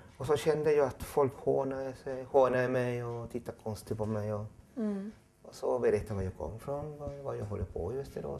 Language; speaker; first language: Swedish; non-native, fluent; Spanish